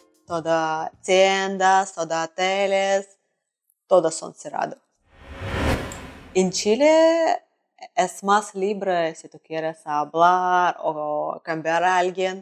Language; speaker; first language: Spanish; non-native, learner; Russian